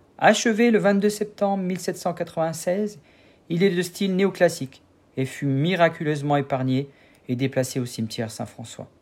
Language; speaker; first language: French; native; French